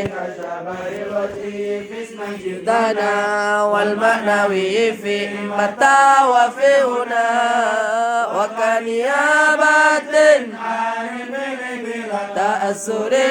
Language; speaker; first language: Arabic; non-native, fluent; Indonesian